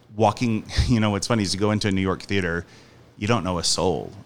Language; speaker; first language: English; native; English